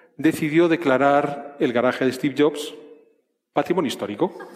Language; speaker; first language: Spanish; native; Spanish